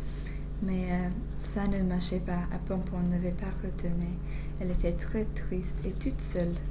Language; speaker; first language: French; non-native, learner; English